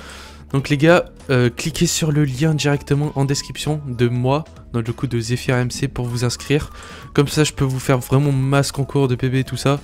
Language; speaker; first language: French; native; French